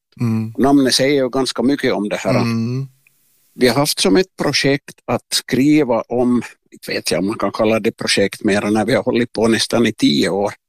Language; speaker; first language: Swedish; native; Swedish